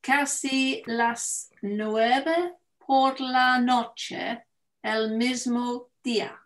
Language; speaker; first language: Spanish; non-native, learner; English